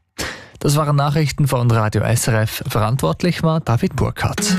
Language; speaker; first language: German; native; German